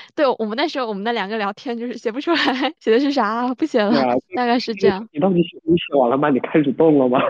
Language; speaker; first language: Chinese; native; Chinese